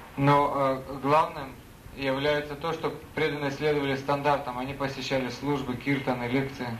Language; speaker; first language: Russian; native; Russian